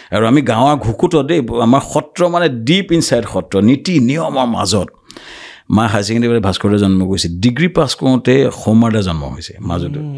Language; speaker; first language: Assamese; native; Assamese